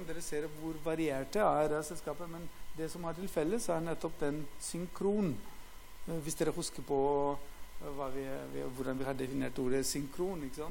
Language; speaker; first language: Norwegian; non-native, fluent; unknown